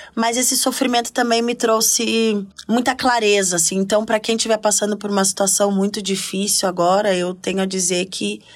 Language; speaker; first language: Portuguese; native; Portuguese